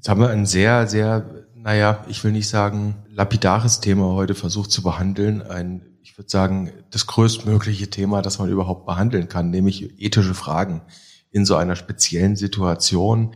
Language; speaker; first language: German; native; German